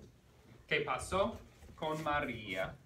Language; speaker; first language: Spanish; non-native, fluent; English